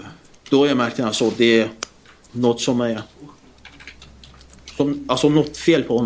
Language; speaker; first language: Swedish; non-native, fluent; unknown